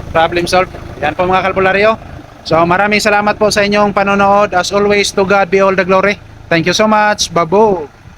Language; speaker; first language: Filipino; non-native, local second language; Cebuano